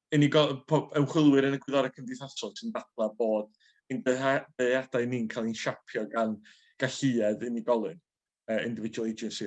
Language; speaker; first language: Welsh; native; Welsh